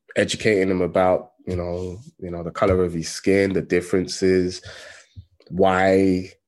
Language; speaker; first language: English; native; English